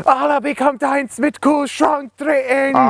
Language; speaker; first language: German; non-native, learner; English